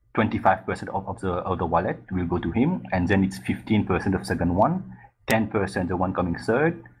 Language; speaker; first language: English; non-native, fluent; Morisyen